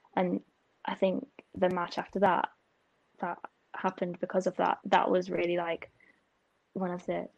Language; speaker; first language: English; native; English